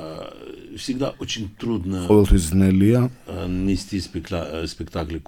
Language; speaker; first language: Russian; non-native, local second language; Georgian